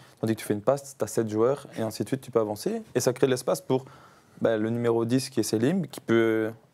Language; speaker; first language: French; native; French